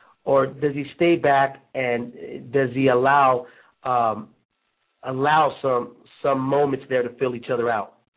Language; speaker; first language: English; early bilingual, other home language; Spanish